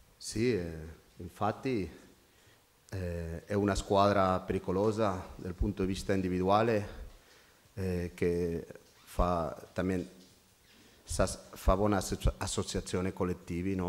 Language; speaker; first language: Italian; non-native, fluent; Spanish